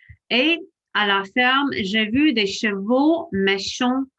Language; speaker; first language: French; non-native, fluent; English